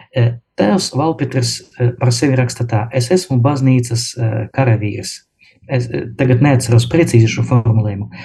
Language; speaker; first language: Latvian; non-native, local second language; Russian